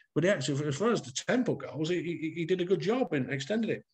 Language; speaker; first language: English; native; English